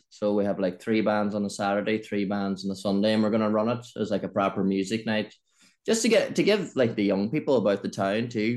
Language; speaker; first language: English; native; English